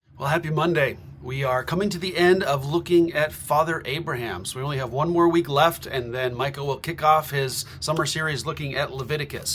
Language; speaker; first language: English; native; English